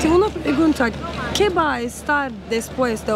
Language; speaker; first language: Spanish; non-native, learner; Turkish